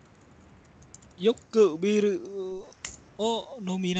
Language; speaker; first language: Japanese; non-native, learner; Vietnamese